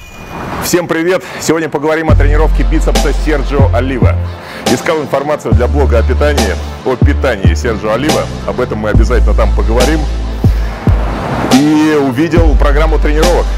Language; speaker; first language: Russian; native; Russian